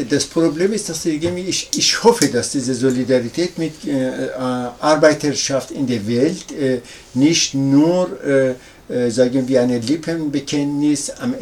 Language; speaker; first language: German; non-native, learner; Persian